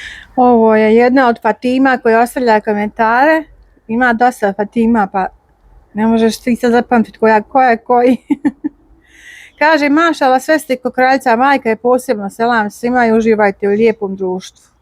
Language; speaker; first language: Bosnian; native; Bosnian